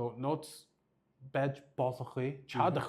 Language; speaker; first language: Mongolian; non-native, learner; English